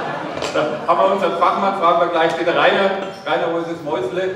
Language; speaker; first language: German; native; German